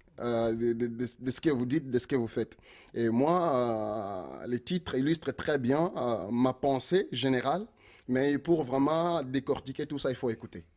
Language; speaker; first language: French; non-native, local second language; Lingala